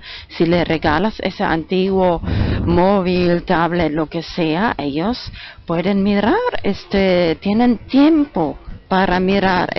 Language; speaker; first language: Spanish; non-native, learner; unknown